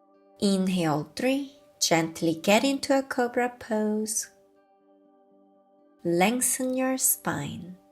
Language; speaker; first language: English; non-native, fluent; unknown